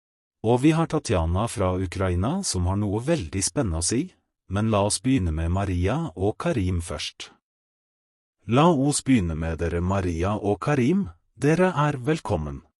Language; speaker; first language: Norwegian; non-native, fluent; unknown